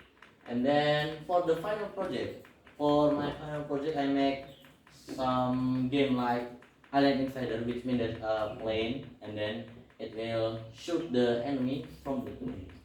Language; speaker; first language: English; non-native, learner; Indonesian